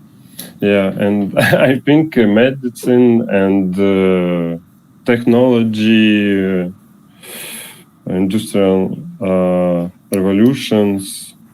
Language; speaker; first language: English; non-native, learner; Russian